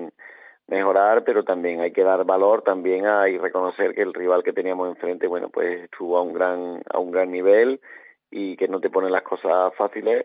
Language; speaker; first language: Spanish; native; Spanish